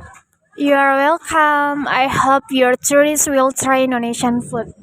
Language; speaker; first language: English; non-native, learner; Indonesian